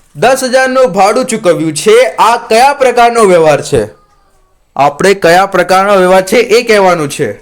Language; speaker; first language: Gujarati; non-native, local second language; Marathi